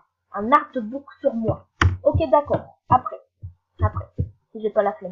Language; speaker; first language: French; native; French